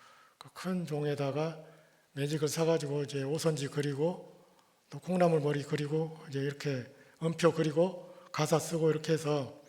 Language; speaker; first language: Korean; native; Korean